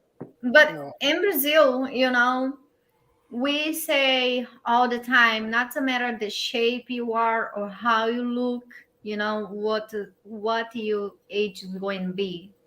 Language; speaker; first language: English; non-native, learner; Portuguese